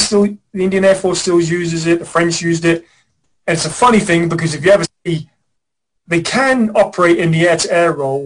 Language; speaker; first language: English; native; English